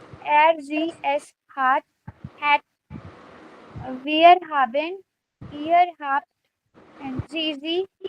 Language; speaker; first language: German; non-native, learner; Hindi